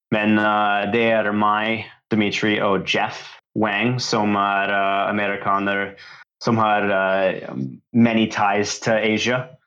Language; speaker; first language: Norwegian; non-native, learner; English